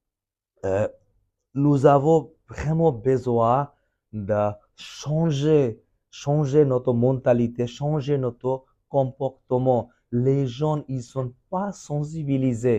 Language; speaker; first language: French; non-native, fluent; Bangla